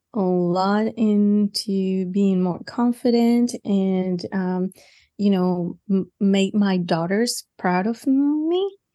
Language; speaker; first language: English; non-native, fluent; Spanish